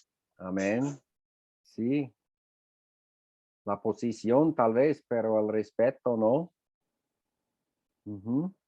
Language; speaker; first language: Spanish; non-native, fluent; English